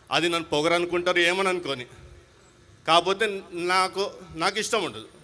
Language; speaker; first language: Telugu; non-native, local second language; Urdu